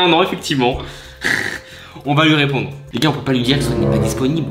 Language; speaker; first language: French; native; French